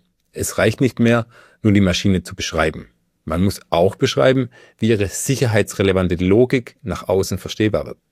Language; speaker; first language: German; native; German